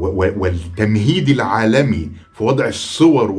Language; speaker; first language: Arabic; native; Arabic